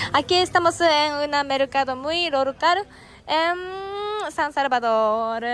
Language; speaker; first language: Spanish; non-native, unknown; Japanese